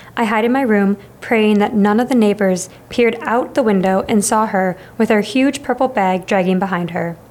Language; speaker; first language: English; native; English